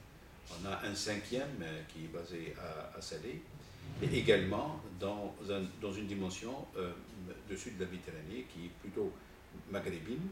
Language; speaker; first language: French; non-native, local second language; Arabic